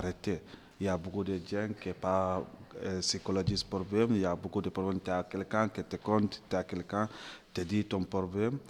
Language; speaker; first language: French; non-native, learner; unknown